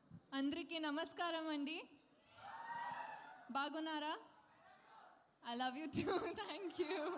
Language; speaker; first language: Telugu; non-native, learner; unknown